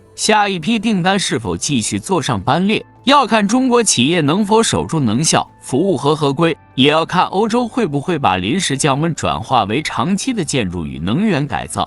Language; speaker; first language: Chinese; native; Chinese